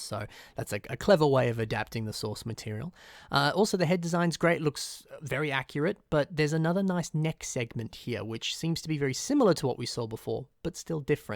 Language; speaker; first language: English; native; English